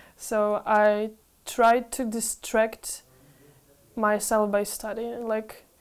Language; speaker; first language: English; non-native, fluent; Ukrainian